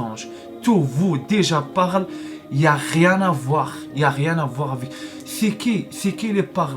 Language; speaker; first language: French; non-native, learner; Arabic